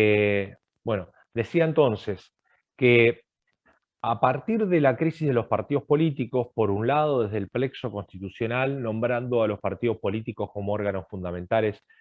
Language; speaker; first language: Spanish; native; Spanish